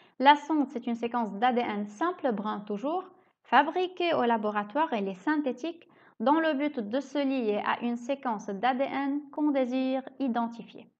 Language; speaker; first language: French; native; French